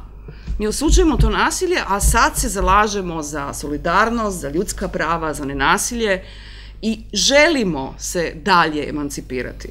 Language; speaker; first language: Croatian; native; Croatian